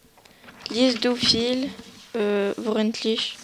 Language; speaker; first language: German; non-native, learner; French